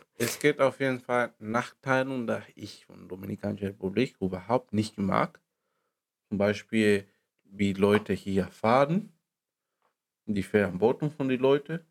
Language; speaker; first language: German; non-native, learner; Spanish